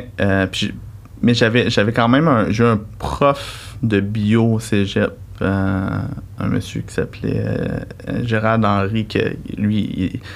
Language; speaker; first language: French; native; French